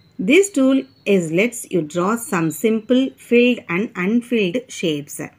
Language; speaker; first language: English; non-native, local second language; Tamil